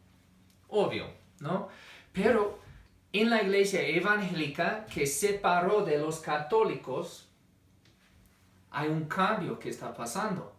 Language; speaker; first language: Spanish; non-native, fluent; English